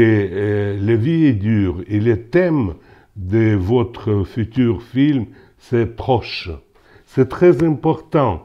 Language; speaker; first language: French; non-native, local second language; Ukrainian